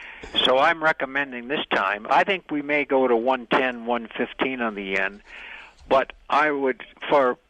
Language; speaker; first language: English; native; English